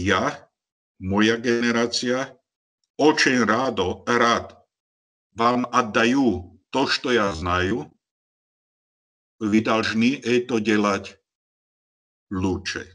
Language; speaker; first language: Russian; non-native, learner; Slovak